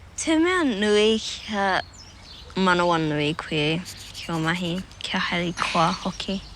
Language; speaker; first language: Māori; native; Māori